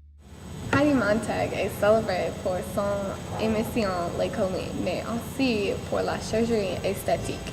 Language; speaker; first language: French; non-native, learner; English